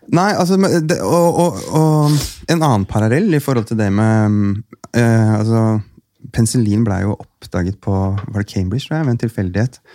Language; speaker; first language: Norwegian; native; Norwegian